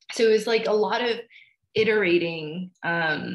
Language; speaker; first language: English; early bilingual, other home language; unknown